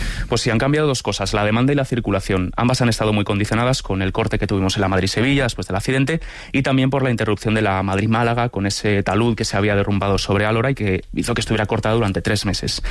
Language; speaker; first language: Spanish; native; Spanish